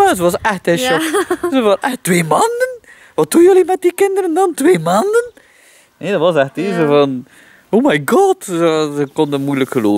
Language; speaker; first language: Dutch; native; Dutch